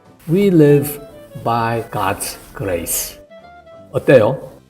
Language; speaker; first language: English; non-native, fluent; Korean